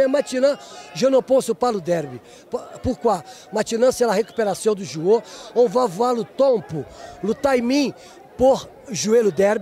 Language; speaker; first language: French; non-native, fluent; Portuguese